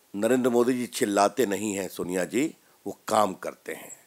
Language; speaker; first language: Hindi; native; Hindi